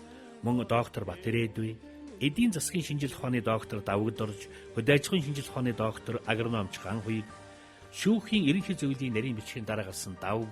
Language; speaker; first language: Mongolian; native; Mongolian